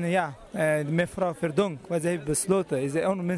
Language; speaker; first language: Dutch; non-native, learner; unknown